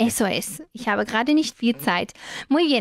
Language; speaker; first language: German; non-native, fluent; Spanish